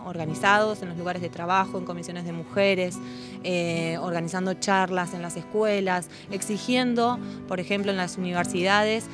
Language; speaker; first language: Spanish; native; Spanish